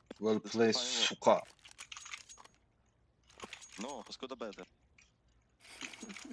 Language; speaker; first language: English; non-native, learner; Turkish